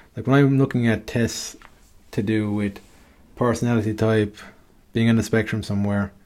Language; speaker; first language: English; native; English